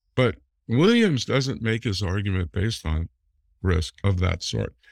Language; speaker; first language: English; native; English